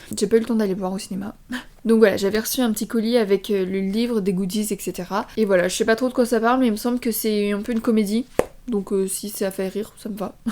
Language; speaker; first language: French; early bilingual, other home language; Vietnamese